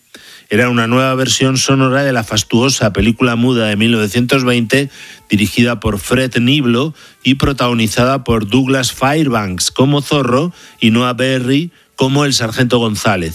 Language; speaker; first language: Spanish; native; Spanish